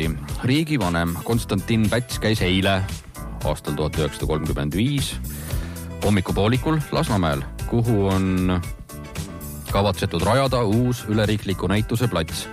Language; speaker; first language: Estonian; native; Estonian